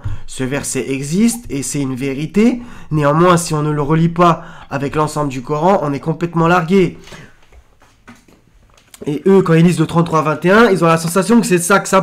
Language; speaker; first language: French; native; French